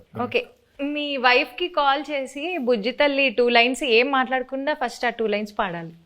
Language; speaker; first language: Telugu; native; Telugu